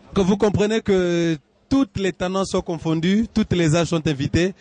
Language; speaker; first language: French; non-native, local second language; Lingala